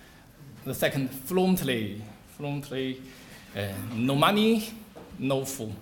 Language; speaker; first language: English; non-native, learner; Chinese